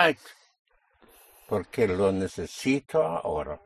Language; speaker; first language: Spanish; non-native, fluent; English